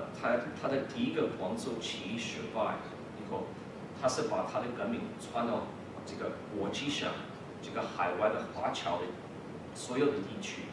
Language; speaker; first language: Chinese; early bilingual, heritage; English